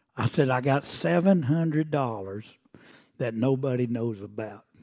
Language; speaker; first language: English; native; English